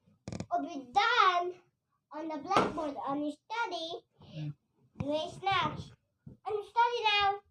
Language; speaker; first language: English; non-native, learner; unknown